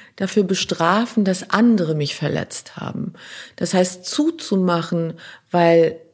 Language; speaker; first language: German; non-native, local second language; French